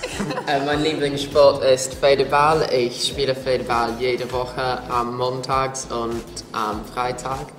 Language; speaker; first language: German; non-native, learner; English